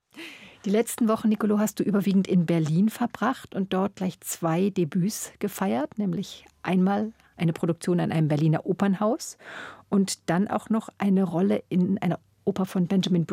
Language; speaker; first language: German; native; German